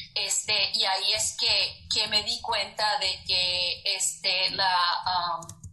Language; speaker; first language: Spanish; early bilingual, heritage; Spanish